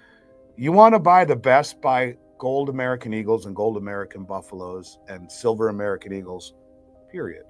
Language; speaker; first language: English; native; English